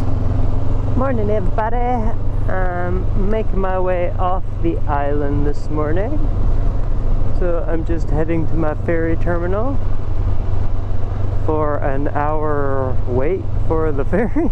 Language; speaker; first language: English; native; English